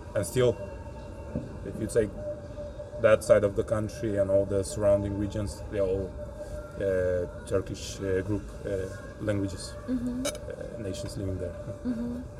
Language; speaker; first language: English; non-native, fluent; Russian